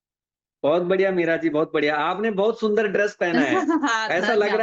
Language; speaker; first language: Hindi; native; Hindi